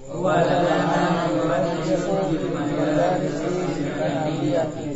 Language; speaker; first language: Arabic; non-native, learner; Indonesian